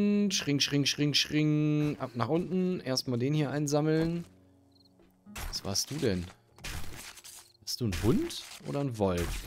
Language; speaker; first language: German; native; German